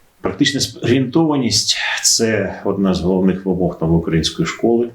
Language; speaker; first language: Ukrainian; native; Ukrainian